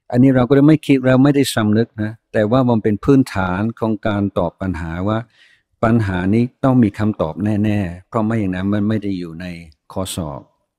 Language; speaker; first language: Thai; non-native, fluent; English